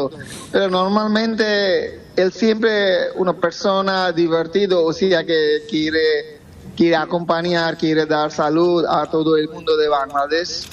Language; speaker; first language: Spanish; non-native, fluent; Bangla